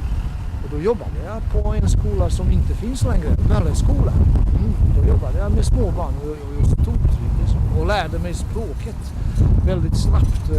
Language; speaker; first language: Swedish; non-native, fluent; Bosnian